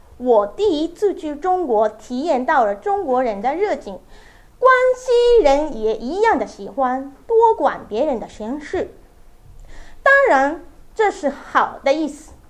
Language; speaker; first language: Chinese; non-native, learner; Japanese